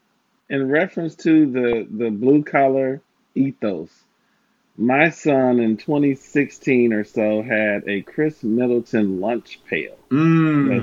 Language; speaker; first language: English; native; English